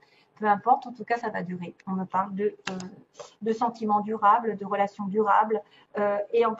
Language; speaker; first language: French; native; French